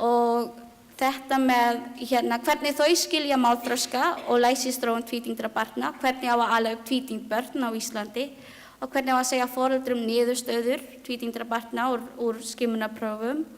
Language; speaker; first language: Icelandic; non-native, learner; Filipino